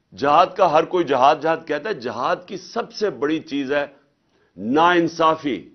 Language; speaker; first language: Urdu; native; Urdu